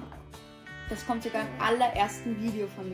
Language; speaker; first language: German; native; German